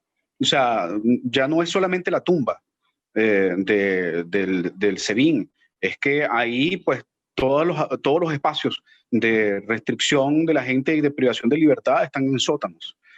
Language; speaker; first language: Spanish; native; Spanish